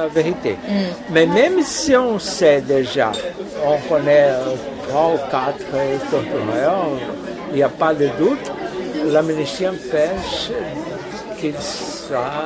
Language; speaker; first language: French; non-native, fluent; Portuguese